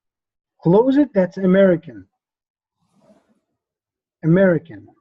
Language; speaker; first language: English; non-native, fluent; Arabic